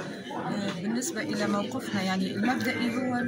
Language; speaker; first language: Arabic; native; Arabic